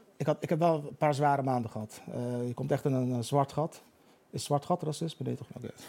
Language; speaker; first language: Dutch; early bilingual, other home language; Turkish